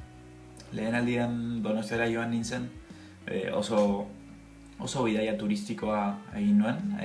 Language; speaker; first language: Basque; non-native, learner; Spanish